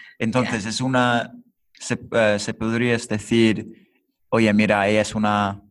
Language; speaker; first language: Spanish; non-native, fluent; English